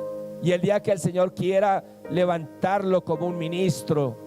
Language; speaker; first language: Spanish; native; Spanish